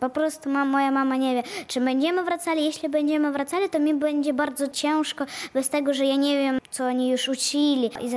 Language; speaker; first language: Polish; non-native, learner; Ukrainian